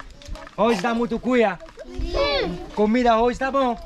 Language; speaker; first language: Portuguese; non-native, learner; Vietnamese